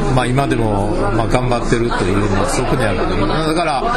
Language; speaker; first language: Japanese; native; Japanese